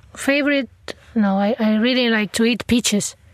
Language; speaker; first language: English; non-native, fluent; Spanish